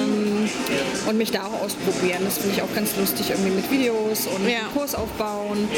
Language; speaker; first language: German; non-native, fluent; Polish